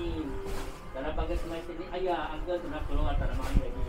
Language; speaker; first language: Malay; non-native, local second language; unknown